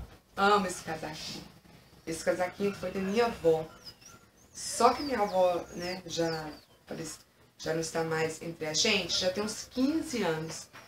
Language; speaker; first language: Portuguese; native; Portuguese